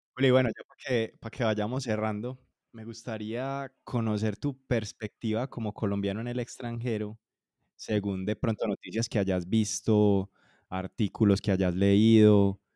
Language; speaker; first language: Spanish; native; Spanish